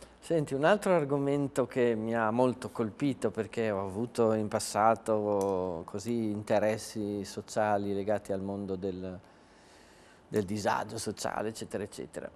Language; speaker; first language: Italian; native; Italian